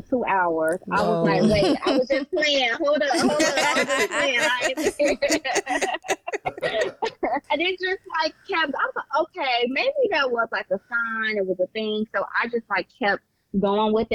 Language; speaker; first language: English; native; English